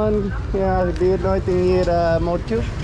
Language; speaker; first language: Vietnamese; non-native, learner; English